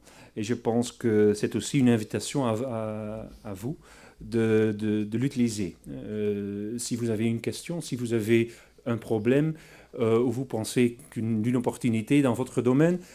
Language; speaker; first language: French; non-native, fluent; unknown